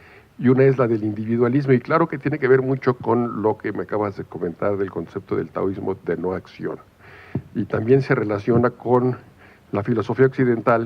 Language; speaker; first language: Spanish; native; Spanish